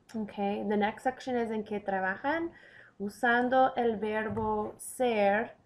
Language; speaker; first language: Spanish; non-native, fluent; English